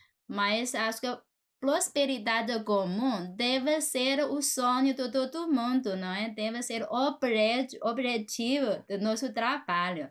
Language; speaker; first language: Portuguese; non-native, fluent; Chinese